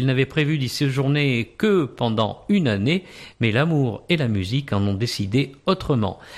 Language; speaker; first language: French; native; French